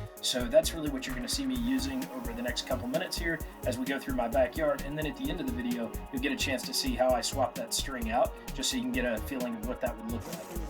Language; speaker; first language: English; native; English